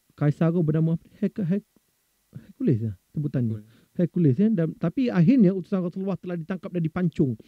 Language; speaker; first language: Malay; native; Malay